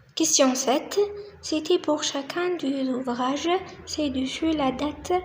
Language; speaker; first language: French; non-native, local second language; Arabic